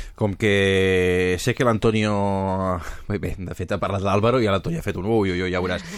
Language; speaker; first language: Catalan; native; Catalan